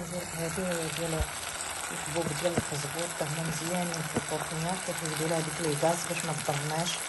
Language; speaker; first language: Arabic; native; Arabic